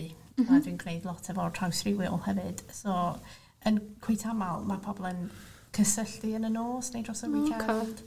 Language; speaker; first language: Welsh; non-native, local second language; English